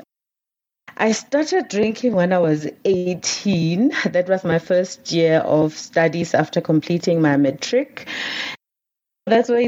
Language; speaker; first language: English; non-native, local second language; Tswana